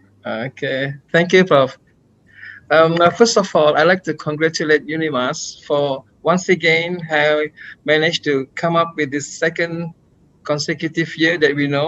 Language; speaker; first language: English; non-native, local second language; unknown